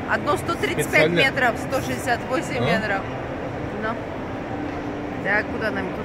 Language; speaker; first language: Russian; native; Russian